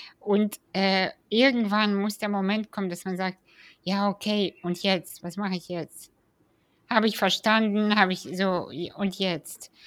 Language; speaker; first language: German; early bilingual, other home language; Russian